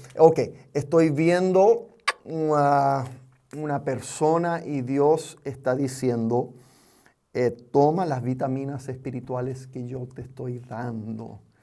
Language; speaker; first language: Spanish; non-native, fluent; English